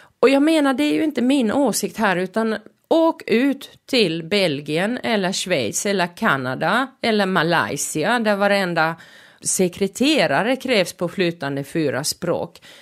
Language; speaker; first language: Swedish; non-native, local second language; Finnish